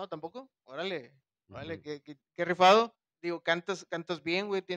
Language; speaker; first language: Spanish; native; Spanish